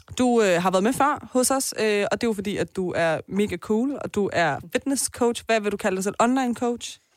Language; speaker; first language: Danish; early bilingual, other home language; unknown